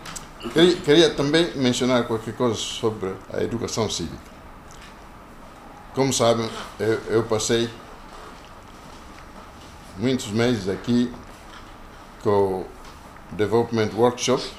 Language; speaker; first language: Portuguese; non-native, local second language; Kongo